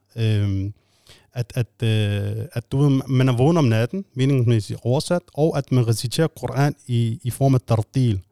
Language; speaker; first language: Danish; non-native, fluent; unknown